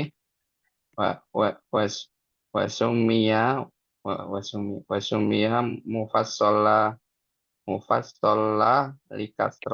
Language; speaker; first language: Arabic; non-native, learner; Indonesian